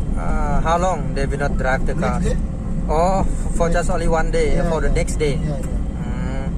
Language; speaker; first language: English; non-native, learner; Thai